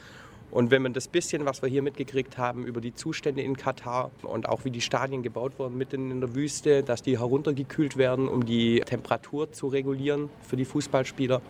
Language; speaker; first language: German; native; German